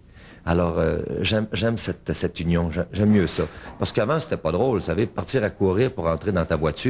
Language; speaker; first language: French; native; French